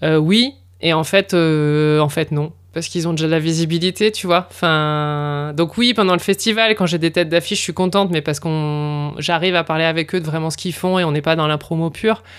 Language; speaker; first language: French; native; French